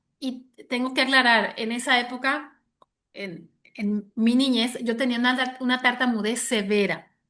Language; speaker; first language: Spanish; early bilingual, other home language; German